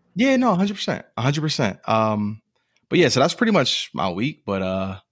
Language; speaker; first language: English; native; English